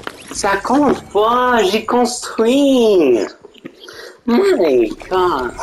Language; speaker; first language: French; native; French